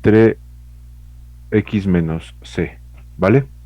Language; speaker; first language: Spanish; native; Spanish